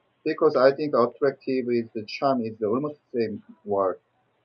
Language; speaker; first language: English; non-native, learner; Korean